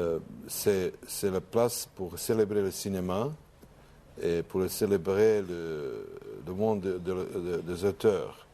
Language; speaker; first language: French; non-native, learner; Croatian